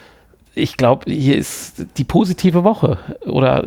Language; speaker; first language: German; native; German